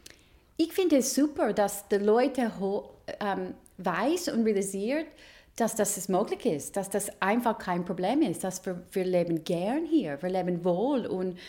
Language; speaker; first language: German; non-native, learner; English